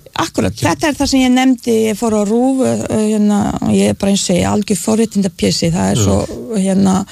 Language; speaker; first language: Icelandic; non-native, fluent; Bosnian